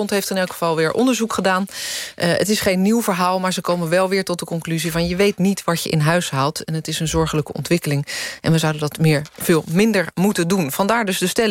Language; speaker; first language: Dutch; native; Dutch